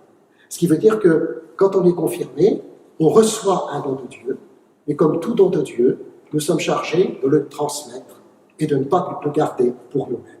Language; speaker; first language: French; native; French